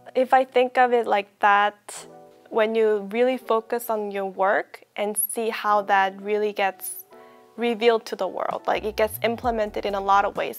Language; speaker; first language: English; non-native, fluent; Korean